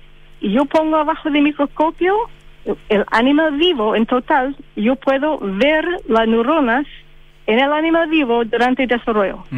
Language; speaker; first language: Spanish; non-native, fluent; English